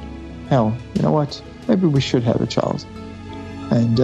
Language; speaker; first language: English; native; English